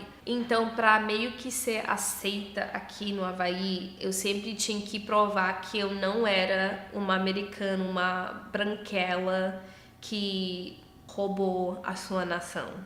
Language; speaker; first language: Portuguese; early bilingual, heritage; English